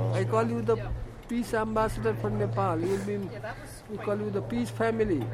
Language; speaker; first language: English; non-native, learner; Nepali